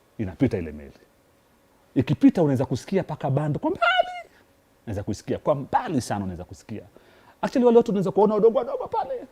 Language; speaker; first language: Swahili; native; Swahili